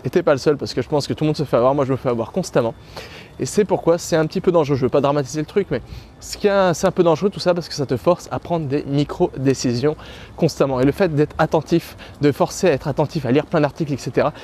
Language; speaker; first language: French; native; French